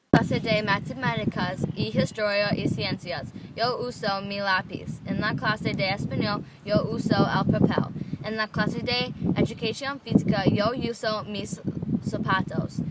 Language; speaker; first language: Spanish; non-native, learner; English